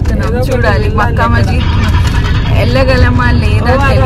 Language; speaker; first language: Telugu; non-native, local second language; Urdu